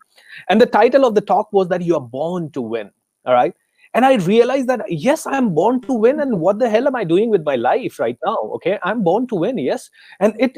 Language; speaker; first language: English; non-native, local second language; Hindi